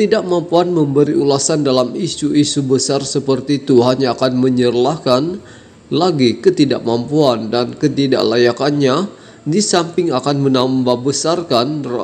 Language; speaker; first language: Malay; native; Malay